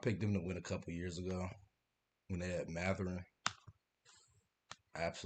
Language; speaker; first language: English; native; English